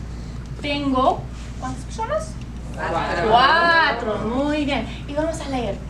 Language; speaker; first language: Spanish; non-native, learner; English